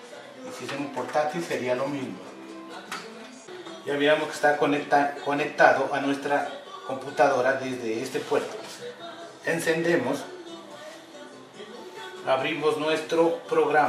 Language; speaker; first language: Spanish; native; Spanish